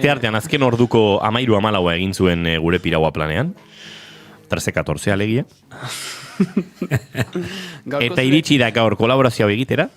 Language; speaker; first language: Basque; native; Basque